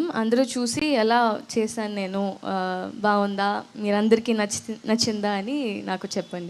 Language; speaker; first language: Telugu; non-native, learner; Tamil